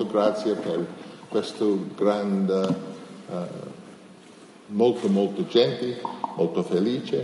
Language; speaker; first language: Italian; early bilingual, heritage; English